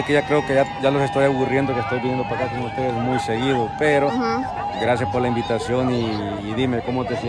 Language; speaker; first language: Spanish; native; Spanish